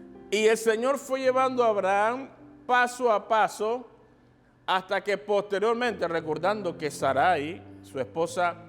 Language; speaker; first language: Spanish; native; Spanish